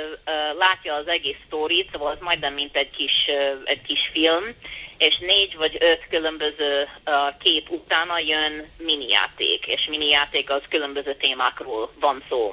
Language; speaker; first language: Hungarian; early bilingual, heritage; Hungarian